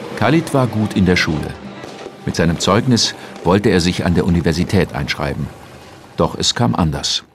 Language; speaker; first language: German; native; German